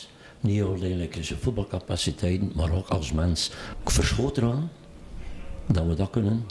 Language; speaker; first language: Dutch; native; Dutch